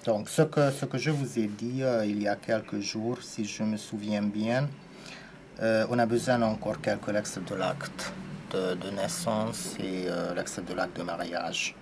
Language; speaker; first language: French; non-native, fluent; Hungarian